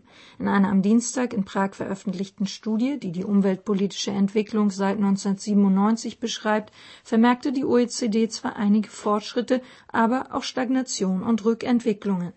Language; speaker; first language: German; native; German